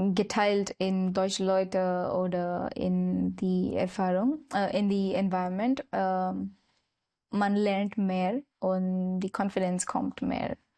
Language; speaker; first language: German; non-native, learner; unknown